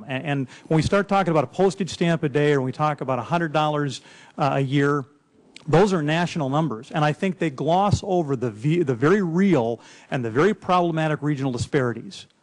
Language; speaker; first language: English; native; English